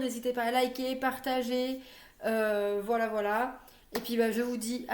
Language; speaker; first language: French; native; French